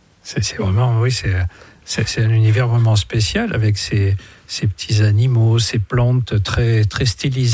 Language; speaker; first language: French; native; French